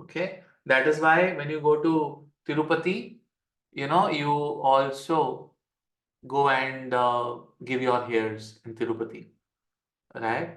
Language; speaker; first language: English; non-native, local second language; Hindi